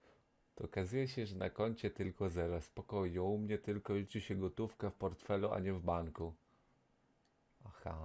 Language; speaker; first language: Polish; native; Polish